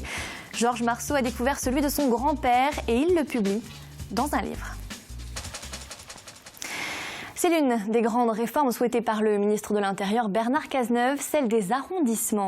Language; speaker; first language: French; native; French